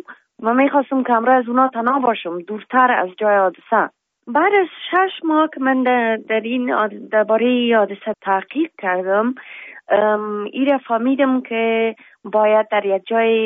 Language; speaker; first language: Persian; non-native, local second language; Pashto